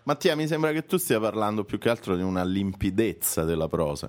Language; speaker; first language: Italian; native; Italian